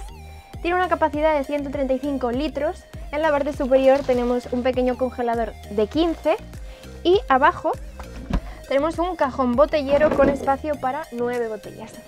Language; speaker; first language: Spanish; native; Spanish